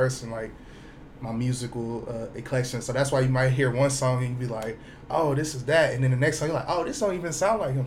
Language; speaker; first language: English; native; English